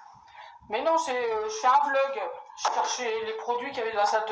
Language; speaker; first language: French; native; French